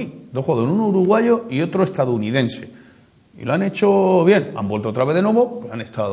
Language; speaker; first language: Spanish; native; Spanish